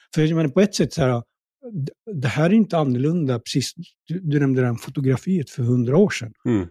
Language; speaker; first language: Swedish; early bilingual, other home language; Punjabi